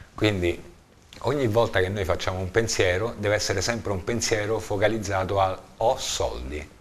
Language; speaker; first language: Italian; native; Italian